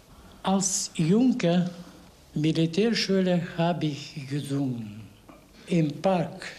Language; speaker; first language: German; non-native, learner; Bulgarian